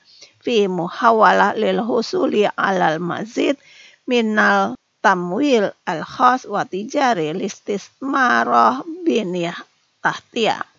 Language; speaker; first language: Arabic; non-native, fluent; Indonesian